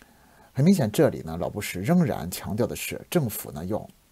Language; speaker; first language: Chinese; native; Chinese